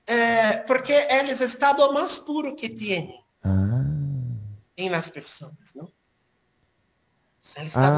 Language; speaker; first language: Portuguese; non-native, fluent; Spanish